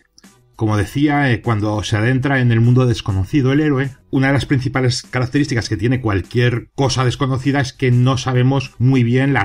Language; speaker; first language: Spanish; native; Spanish